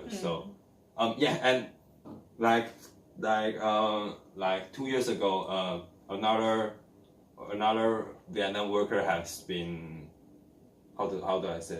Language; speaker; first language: English; non-native, learner; Chinese